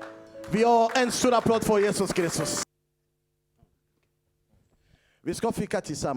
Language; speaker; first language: Swedish; non-native, learner; Lingala